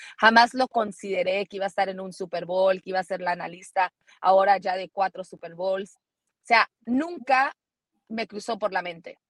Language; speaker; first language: Spanish; early bilingual, heritage; Spanish